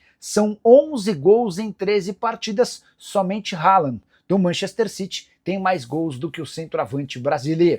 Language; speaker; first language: Portuguese; native; Portuguese